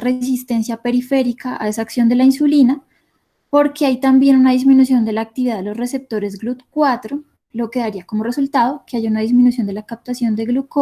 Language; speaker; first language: Spanish; native; Spanish